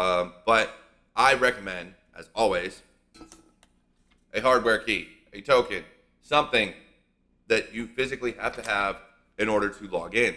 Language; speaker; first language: English; native; English